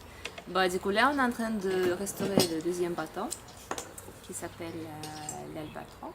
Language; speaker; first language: French; non-native, fluent; Russian